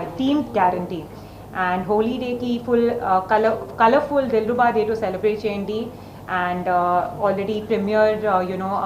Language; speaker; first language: Telugu; non-native, learner; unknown